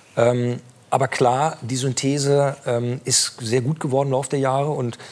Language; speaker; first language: German; native; German